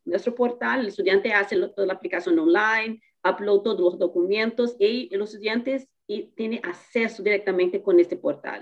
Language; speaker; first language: Spanish; non-native, learner; Portuguese